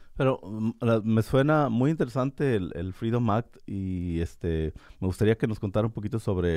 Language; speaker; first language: Spanish; native; Spanish